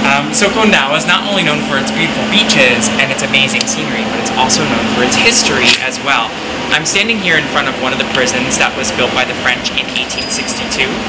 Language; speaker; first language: English; native; English